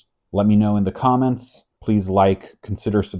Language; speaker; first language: English; native; English